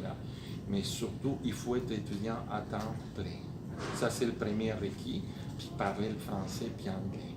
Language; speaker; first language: French; native; French